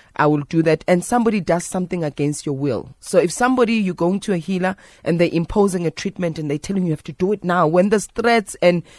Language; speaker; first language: English; non-native, local second language; Zulu